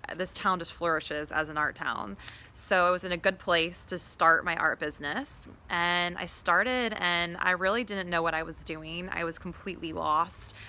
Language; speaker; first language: English; native; English